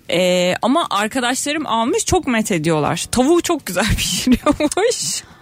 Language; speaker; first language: Turkish; native; Turkish